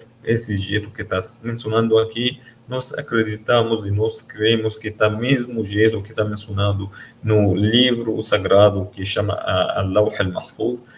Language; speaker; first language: Portuguese; non-native, learner; Arabic